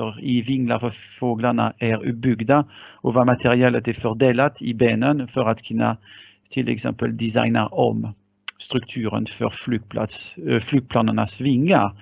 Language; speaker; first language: Swedish; non-native, fluent; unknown